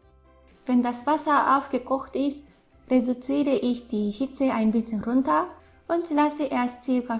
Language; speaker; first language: German; non-native, fluent; Japanese